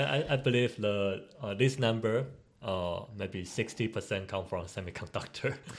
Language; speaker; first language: English; non-native, learner; Chinese